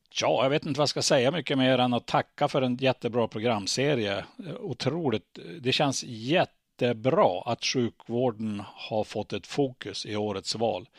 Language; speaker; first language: Swedish; native; Swedish